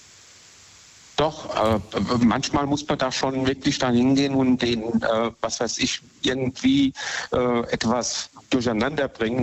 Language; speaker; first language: German; native; German